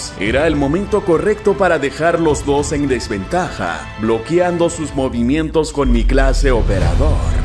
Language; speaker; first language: Spanish; native; Spanish